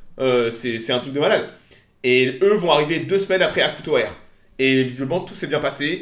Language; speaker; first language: French; native; French